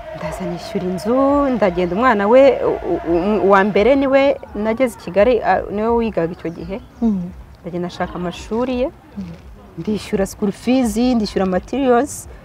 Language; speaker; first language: Kinyarwanda; early bilingual, other home language; Rundi